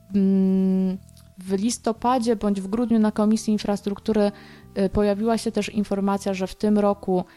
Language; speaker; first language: Polish; native; Polish